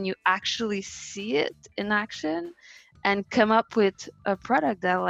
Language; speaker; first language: English; non-native, fluent; French